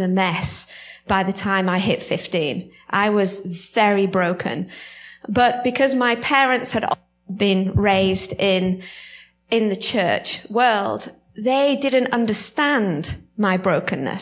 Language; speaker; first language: English; native; English